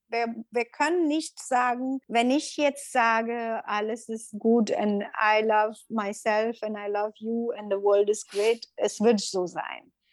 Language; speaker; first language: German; non-native, learner; Tamil